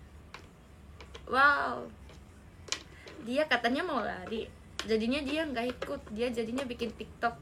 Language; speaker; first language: Indonesian; native; Indonesian